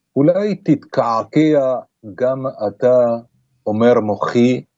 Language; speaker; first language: Hebrew; non-native, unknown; Spanish